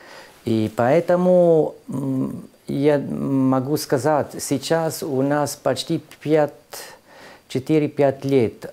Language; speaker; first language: Russian; non-native, learner; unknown